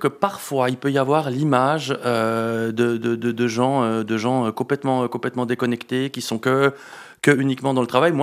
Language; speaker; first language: French; native; French